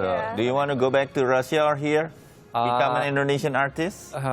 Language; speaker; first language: English; non-native, learner; Indonesian